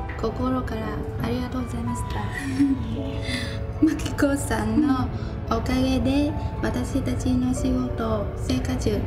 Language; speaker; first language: Japanese; non-native, learner; Vietnamese